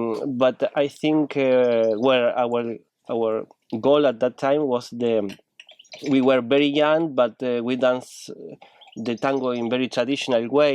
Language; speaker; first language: English; non-native, learner; Spanish